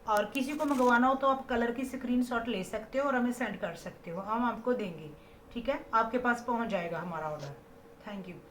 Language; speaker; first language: Hindi; non-native, local second language; Punjabi